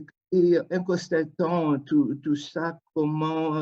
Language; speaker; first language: French; non-native, fluent; Portuguese